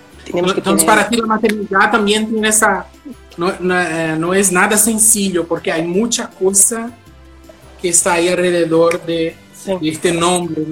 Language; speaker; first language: Spanish; non-native, fluent; Portuguese